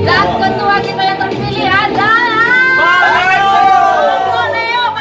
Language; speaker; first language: Indonesian; native; Indonesian